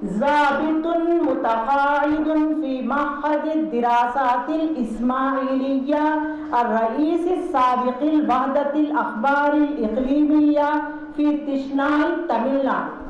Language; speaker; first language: Arabic; non-native, learner; Urdu